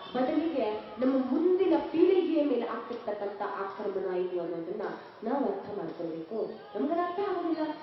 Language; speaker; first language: Kannada; native; Kannada